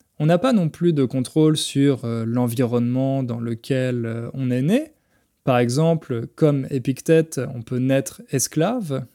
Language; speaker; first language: French; native; French